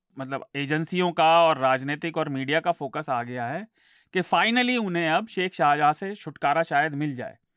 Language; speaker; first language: Hindi; native; Hindi